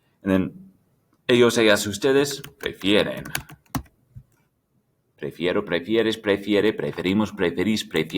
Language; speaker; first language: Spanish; non-native, fluent; English